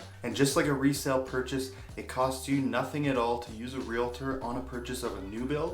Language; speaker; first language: English; native; English